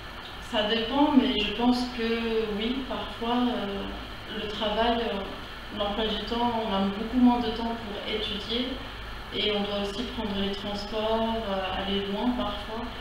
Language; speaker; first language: French; non-native, learner; Korean